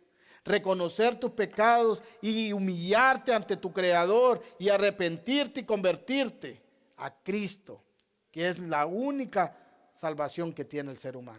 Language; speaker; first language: Spanish; native; Spanish